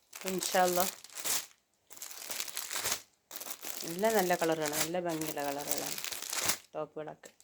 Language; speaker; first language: Malayalam; native; Malayalam